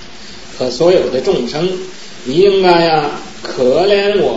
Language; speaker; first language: Chinese; native; Chinese